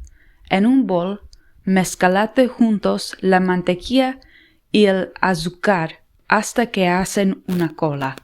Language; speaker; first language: Spanish; non-native, learner; English